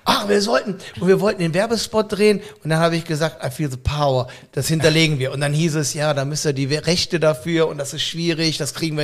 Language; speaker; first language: German; native; German